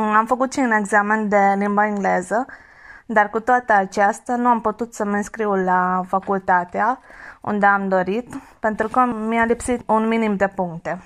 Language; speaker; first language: Romanian; non-native, fluent; Hungarian